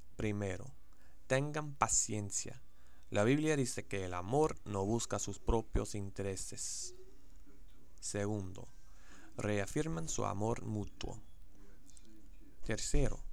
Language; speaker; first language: Spanish; non-native, learner; English